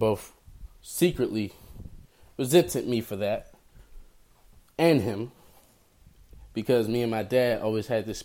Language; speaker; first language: English; native; English